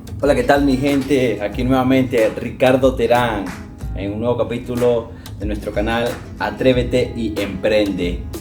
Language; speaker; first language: Spanish; native; Spanish